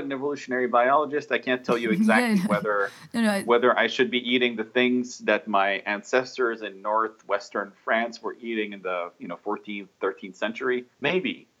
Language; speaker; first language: English; native; English